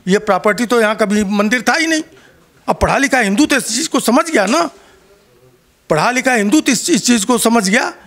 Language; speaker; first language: Hindi; native; Hindi